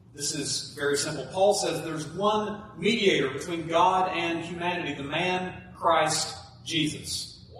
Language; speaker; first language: English; native; English